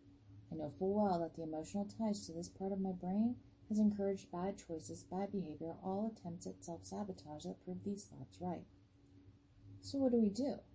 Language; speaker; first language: English; native; English